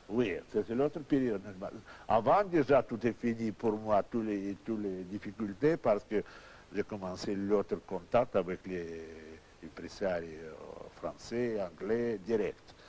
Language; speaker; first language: French; non-native, learner; Russian